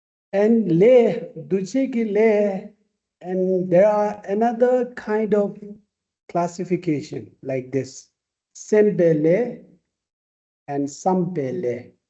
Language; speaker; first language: English; non-native, local second language; Tibetan